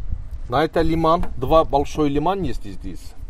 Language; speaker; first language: Russian; non-native, learner; Turkish